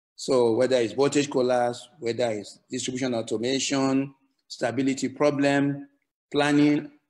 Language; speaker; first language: English; non-native, local second language; Yoruba